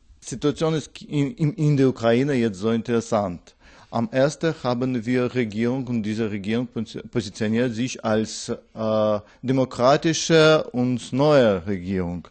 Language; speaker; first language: German; non-native, learner; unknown